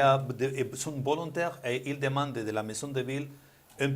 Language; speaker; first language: French; non-native, learner; Spanish